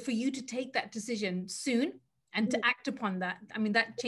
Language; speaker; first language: English; native; English